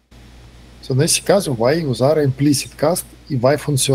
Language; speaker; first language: Portuguese; non-native, fluent; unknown